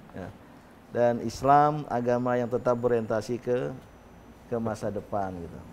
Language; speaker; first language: Indonesian; native; Indonesian